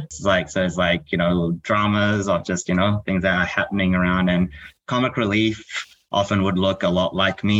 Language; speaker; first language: English; native; English